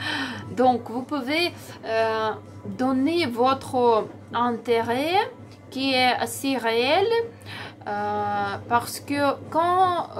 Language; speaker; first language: French; non-native, learner; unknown